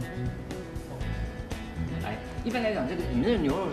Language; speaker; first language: Chinese; native; Chinese